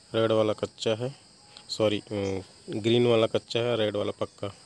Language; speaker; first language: Hindi; native; Hindi